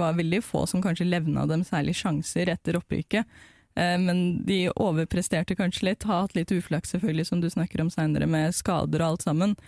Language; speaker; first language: Norwegian; native; Norwegian